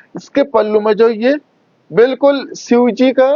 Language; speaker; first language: Hindi; non-native, local second language; Bangla